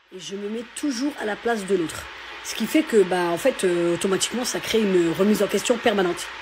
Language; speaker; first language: French; native; French